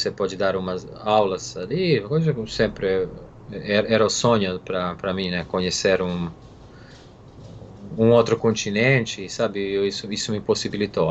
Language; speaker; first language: Portuguese; non-native, fluent; Serbian